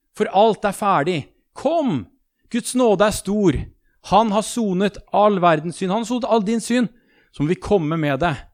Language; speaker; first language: Norwegian; native; Norwegian